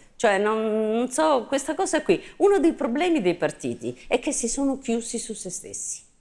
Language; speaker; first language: Italian; native; Italian